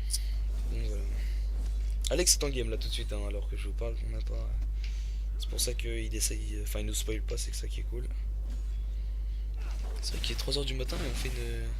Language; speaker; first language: French; native; French